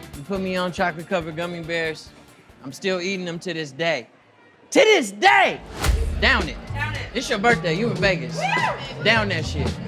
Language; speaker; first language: English; native; English